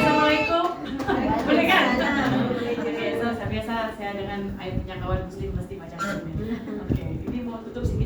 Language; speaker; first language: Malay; non-native, local second language; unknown